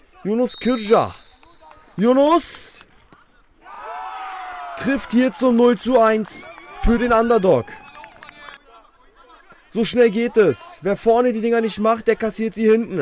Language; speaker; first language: German; native; German